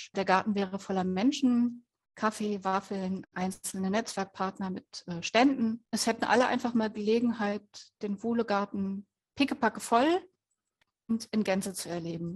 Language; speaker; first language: German; native; German